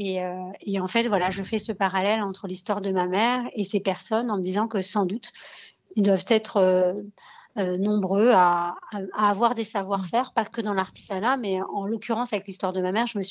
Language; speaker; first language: French; early bilingual, other home language; Arabic